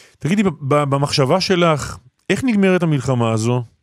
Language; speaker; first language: Hebrew; native; Hebrew